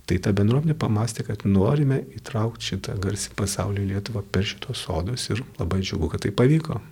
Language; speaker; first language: Lithuanian; native; Lithuanian